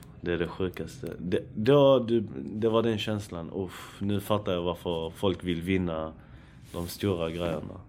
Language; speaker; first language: Swedish; early bilingual, other home language; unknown